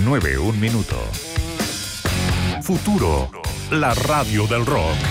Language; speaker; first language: Spanish; native; Spanish